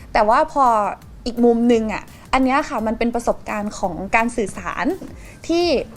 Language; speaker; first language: Thai; native; Thai